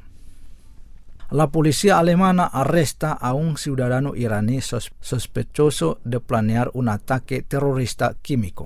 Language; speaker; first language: Spanish; non-native, fluent; Indonesian